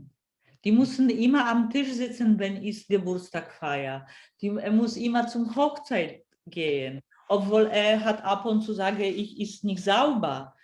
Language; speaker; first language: German; non-native, fluent; Polish